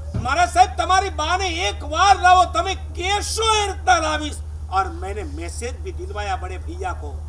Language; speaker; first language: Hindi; non-native, local second language; Gujarati